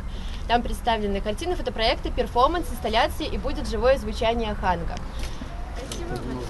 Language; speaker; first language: Russian; native; Russian